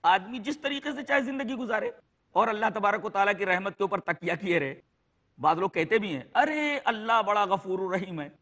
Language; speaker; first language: Urdu; native; Urdu